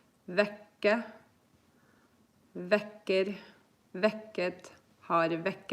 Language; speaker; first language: Norwegian; non-native, fluent; English